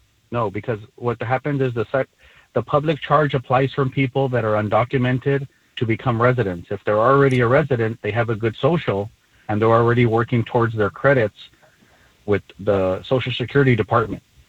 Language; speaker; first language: English; early bilingual, other home language; Spanish